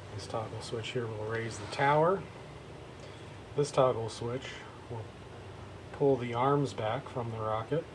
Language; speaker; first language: English; native; English